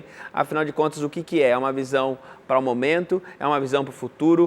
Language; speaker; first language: Portuguese; native; Portuguese